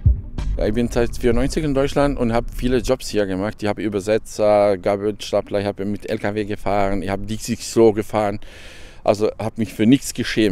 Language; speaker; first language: German; non-native, fluent; Albanian